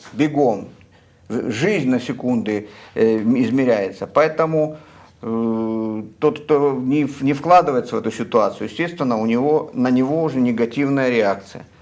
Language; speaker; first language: Russian; native; Russian